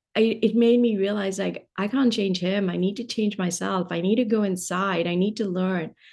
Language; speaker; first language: English; non-native, local second language; Hindi